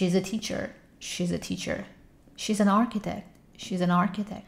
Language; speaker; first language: English; non-native, fluent; Persian